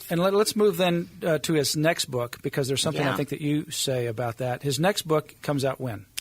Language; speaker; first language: English; native; English